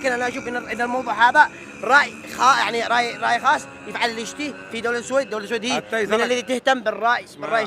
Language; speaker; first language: Arabic; native; Arabic